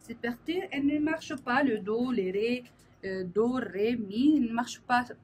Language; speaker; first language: French; non-native, learner; Arabic